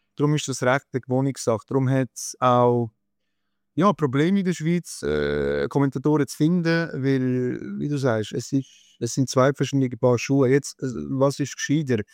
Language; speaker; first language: German; early bilingual, other home language; Croatian